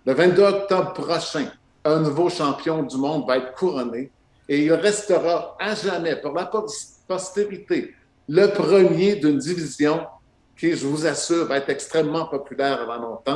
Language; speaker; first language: French; native; French